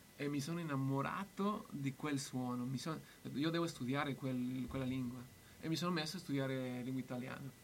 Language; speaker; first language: Italian; non-native, fluent; Spanish